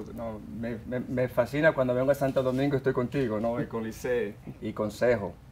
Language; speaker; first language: Spanish; early bilingual, heritage; Spanish